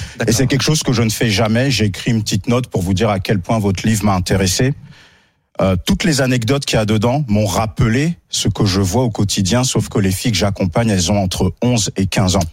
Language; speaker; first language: French; native; French